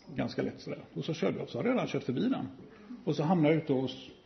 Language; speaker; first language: Swedish; native; Swedish